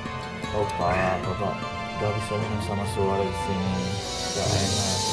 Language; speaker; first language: Indonesian; non-native, learner; Turkish